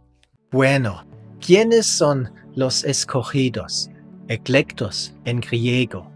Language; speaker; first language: Spanish; non-native, fluent; German